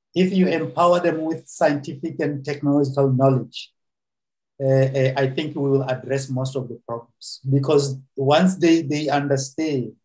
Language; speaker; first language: English; non-native, local second language; Venda